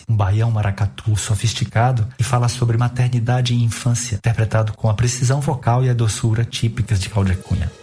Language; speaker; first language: Portuguese; native; Portuguese